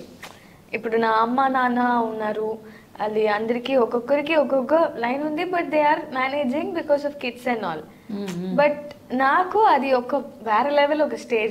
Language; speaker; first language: Telugu; non-native, learner; Tamil